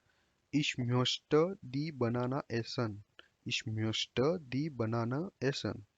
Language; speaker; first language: German; non-native, fluent; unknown